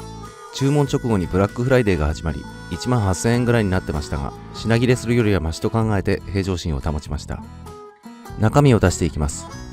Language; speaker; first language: Japanese; native; Japanese